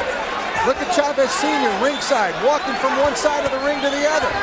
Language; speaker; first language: English; native; English